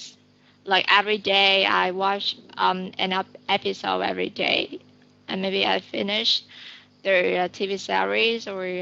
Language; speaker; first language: English; non-native, learner; Vietnamese